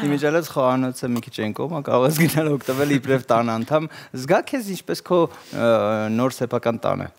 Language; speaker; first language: Armenian; native; Armenian